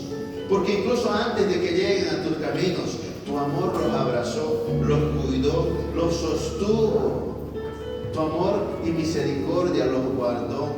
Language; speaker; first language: Spanish; native; Spanish